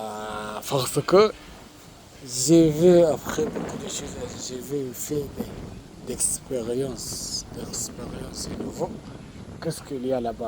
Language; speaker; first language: French; non-native, learner; Arabic